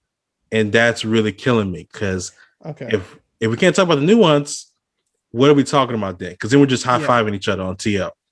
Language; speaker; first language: English; native; English